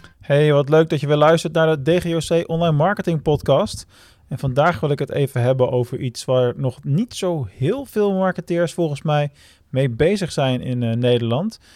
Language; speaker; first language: Dutch; native; Dutch